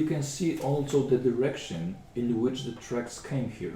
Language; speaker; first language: English; non-native, fluent; Polish